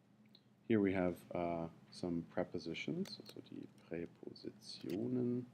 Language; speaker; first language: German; non-native, fluent; English